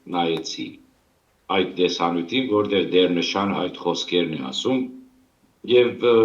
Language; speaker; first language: Armenian; early bilingual, heritage; Armenian